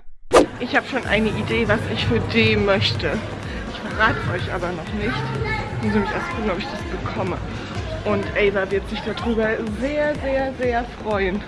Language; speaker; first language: German; native; German